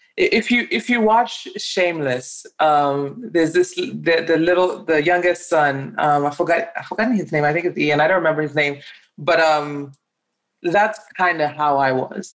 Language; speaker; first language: English; non-native, local second language; Yoruba